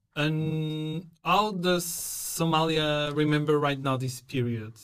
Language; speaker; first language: English; non-native, fluent; Portuguese